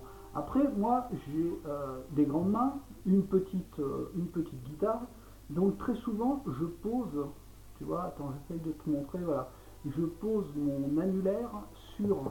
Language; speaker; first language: French; native; French